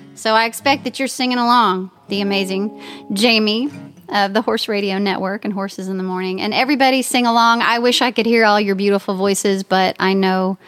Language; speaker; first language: English; native; English